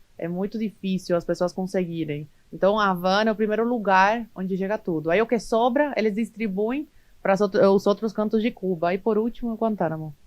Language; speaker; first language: Portuguese; early bilingual, other home language; Spanish